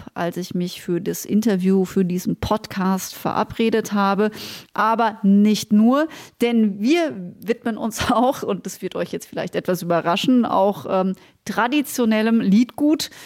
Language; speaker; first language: German; native; German